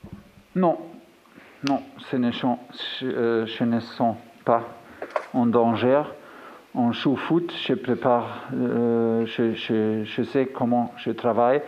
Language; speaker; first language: French; non-native, fluent; German